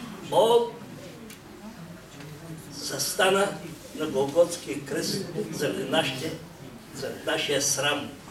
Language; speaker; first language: Bulgarian; non-native, local second language; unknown